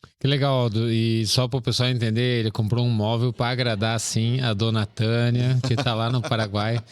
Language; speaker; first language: Portuguese; native; Portuguese